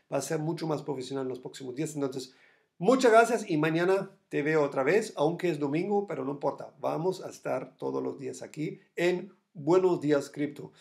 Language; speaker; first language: Spanish; non-native, fluent; German